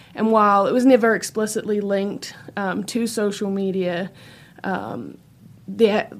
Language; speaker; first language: English; native; English